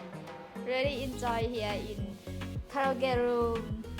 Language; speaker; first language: English; non-native, learner; Thai